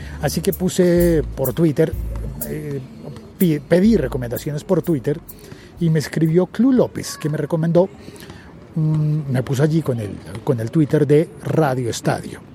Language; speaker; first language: Spanish; native; Spanish